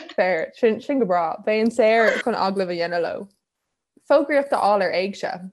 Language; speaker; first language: Irish; non-native, local second language; English